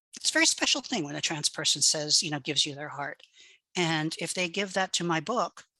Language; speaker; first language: English; early bilingual, other home language; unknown